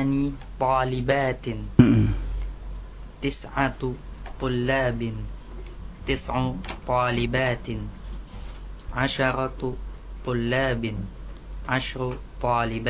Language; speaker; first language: Arabic; non-native, learner; Indonesian